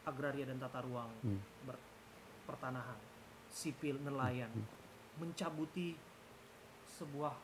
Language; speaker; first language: Indonesian; native; Indonesian